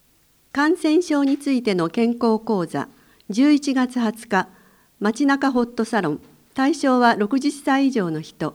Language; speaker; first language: Japanese; native; Japanese